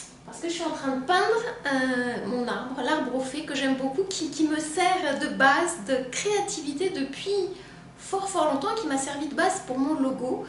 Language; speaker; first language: French; native; French